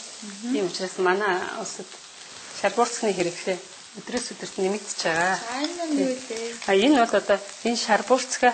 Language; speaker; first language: Mongolian; native; Mongolian